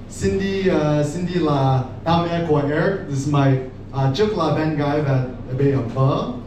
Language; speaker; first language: Vietnamese; non-native, learner; English